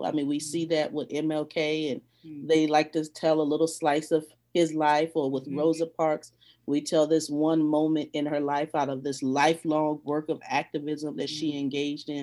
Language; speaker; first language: English; native; English